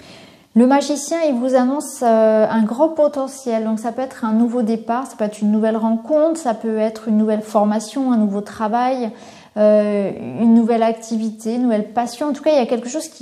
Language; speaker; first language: French; native; French